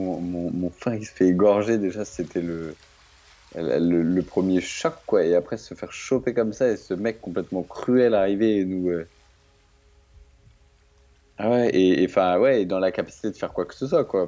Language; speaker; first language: French; native; French